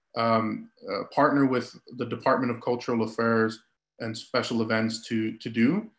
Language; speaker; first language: English; early bilingual, other home language; Spanish